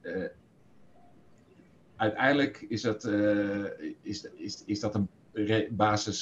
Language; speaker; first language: Dutch; native; Dutch